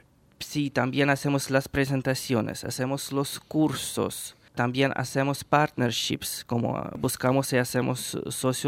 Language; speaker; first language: Spanish; non-native, fluent; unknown